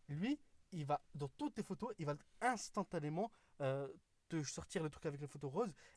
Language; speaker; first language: French; native; French